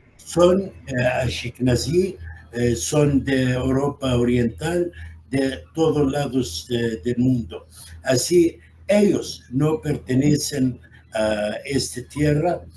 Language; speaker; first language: Spanish; non-native, fluent; Arabic